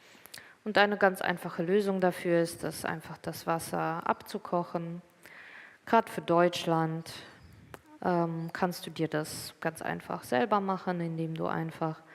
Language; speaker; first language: German; native; German